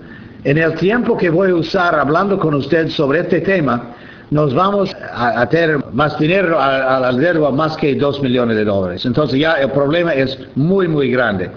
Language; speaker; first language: Spanish; non-native, fluent; English